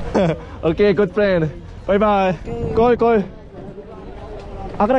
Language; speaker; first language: English; non-native, learner; Korean